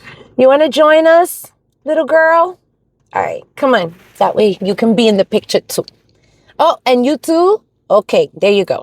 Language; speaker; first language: English; native; English